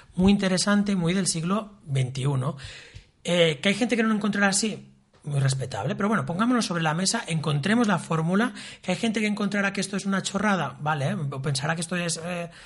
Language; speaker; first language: Spanish; native; Spanish